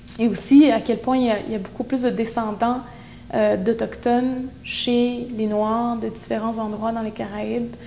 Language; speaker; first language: French; non-native, local second language; Innu-aimun